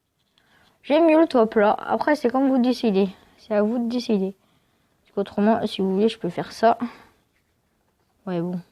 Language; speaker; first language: French; native; French